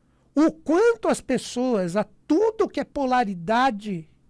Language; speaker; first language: Portuguese; native; Portuguese